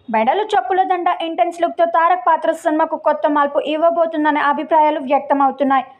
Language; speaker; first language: Telugu; native; Telugu